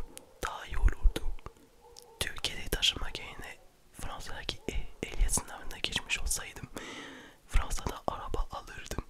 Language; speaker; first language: Turkish; early bilingual, heritage; French